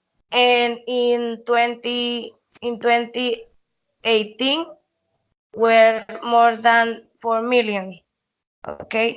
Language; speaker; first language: English; non-native, learner; Spanish